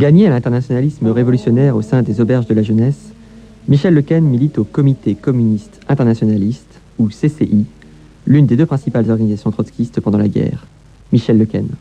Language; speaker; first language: French; native; French